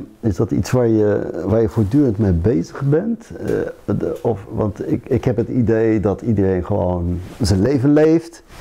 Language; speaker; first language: Dutch; early bilingual, other home language; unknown